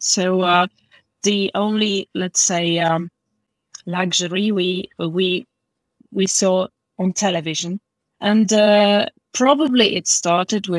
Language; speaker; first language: English; non-native, fluent; Polish